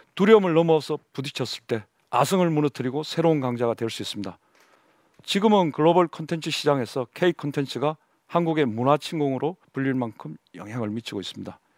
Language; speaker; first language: Korean; native; Korean